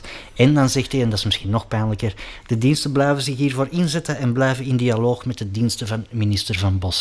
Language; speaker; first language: Dutch; native; Dutch